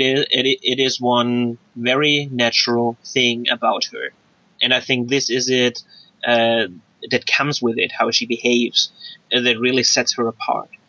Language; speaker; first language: English; non-native, fluent; German